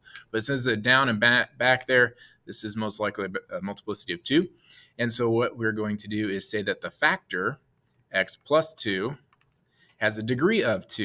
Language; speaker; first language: English; native; English